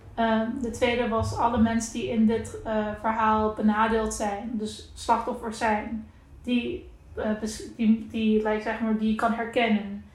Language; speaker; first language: Dutch; non-native, local second language; Papiamento